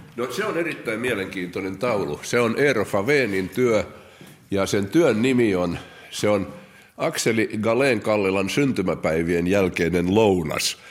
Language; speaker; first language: Finnish; native; Finnish